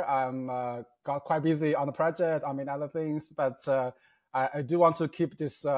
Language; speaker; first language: English; non-native, fluent; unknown